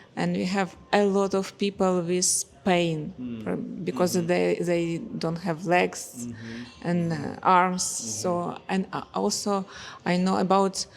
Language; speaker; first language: English; non-native, learner; Ukrainian